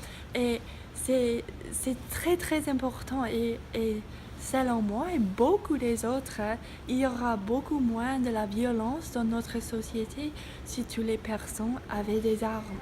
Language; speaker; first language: French; non-native, learner; English